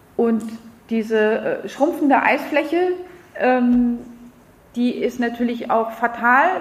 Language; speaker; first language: German; non-native, fluent; French